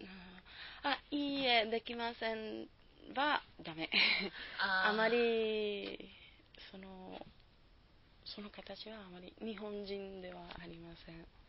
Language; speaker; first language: Japanese; non-native, learner; Spanish